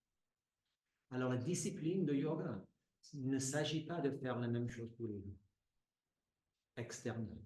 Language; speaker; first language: French; non-native, fluent; English